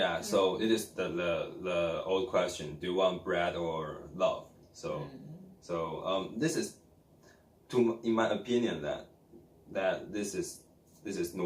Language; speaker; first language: English; non-native, learner; Chinese